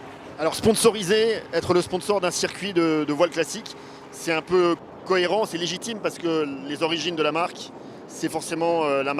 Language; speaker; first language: French; native; French